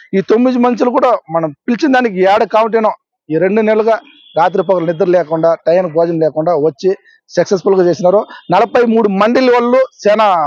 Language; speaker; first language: Telugu; native; Telugu